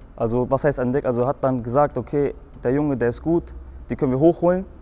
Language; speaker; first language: German; native; German